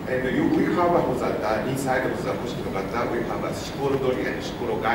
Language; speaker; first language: English; non-native, learner; Japanese